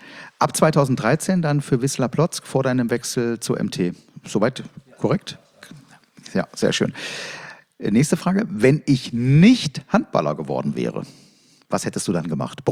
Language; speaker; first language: German; native; German